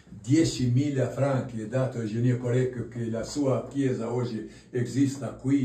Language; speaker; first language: Italian; non-native, learner; Albanian